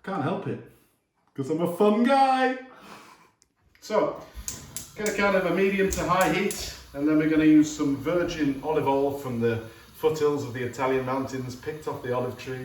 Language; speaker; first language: English; native; English